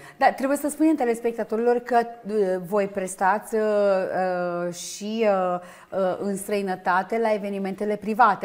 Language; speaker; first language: Romanian; native; Romanian